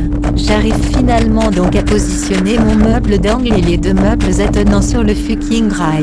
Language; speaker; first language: French; native; French